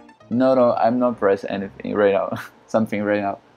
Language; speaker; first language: English; non-native, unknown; Portuguese